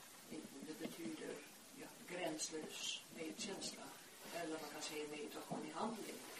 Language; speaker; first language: Swedish; non-native, fluent; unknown